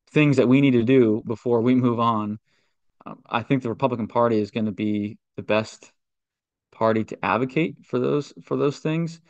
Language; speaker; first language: English; native; English